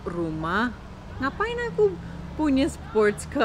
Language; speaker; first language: Indonesian; non-native, learner; English